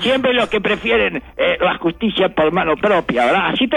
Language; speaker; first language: Spanish; native; Spanish